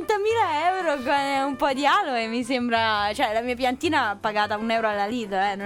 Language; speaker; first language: Italian; native; Italian